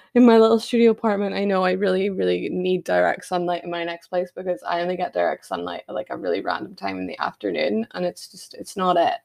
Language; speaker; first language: English; native; English